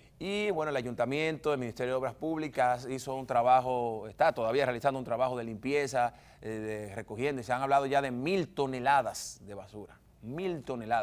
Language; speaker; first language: Spanish; native; Spanish